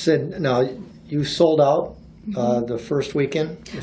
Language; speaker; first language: English; native; English